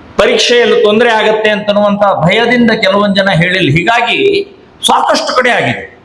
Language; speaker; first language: Kannada; native; Kannada